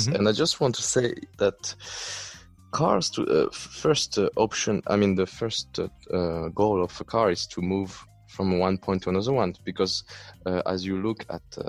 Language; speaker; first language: English; non-native, fluent; French